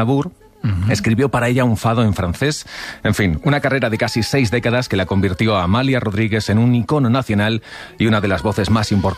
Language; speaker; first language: Spanish; native; Spanish